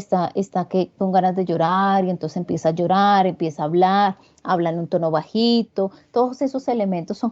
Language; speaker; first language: Spanish; native; Spanish